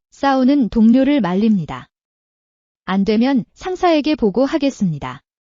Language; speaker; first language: Korean; non-native, learner; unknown